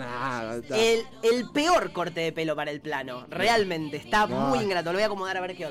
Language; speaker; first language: Spanish; native; Spanish